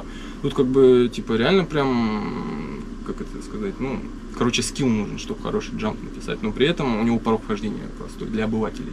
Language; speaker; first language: Russian; native; Russian